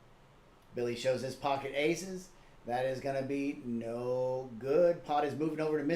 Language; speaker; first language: English; native; English